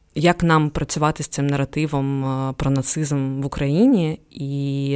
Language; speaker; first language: Ukrainian; native; Ukrainian